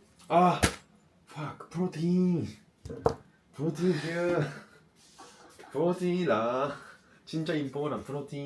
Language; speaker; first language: Korean; non-native, learner; Japanese